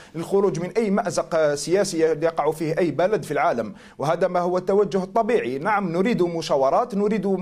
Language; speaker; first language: Arabic; native; Arabic